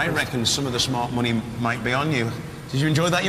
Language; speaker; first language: English; native; English